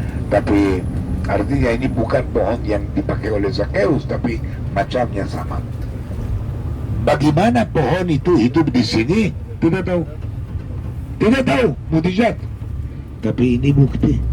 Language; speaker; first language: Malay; non-native, fluent; Hebrew